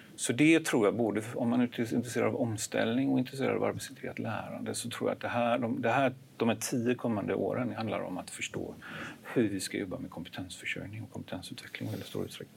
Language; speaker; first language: Swedish; native; Swedish